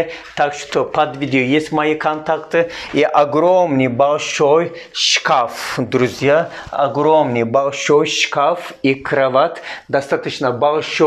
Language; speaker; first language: Russian; non-native, learner; Turkish